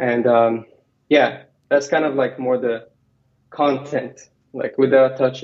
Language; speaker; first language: English; non-native, fluent; Arabic